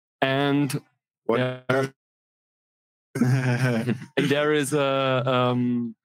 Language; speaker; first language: English; non-native, fluent; German